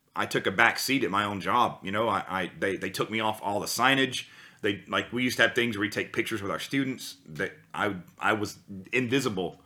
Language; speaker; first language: English; native; English